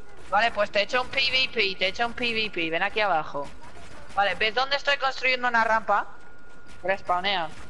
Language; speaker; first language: Spanish; early bilingual, heritage; Spanish